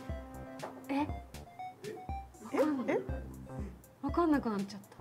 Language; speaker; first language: Japanese; native; Japanese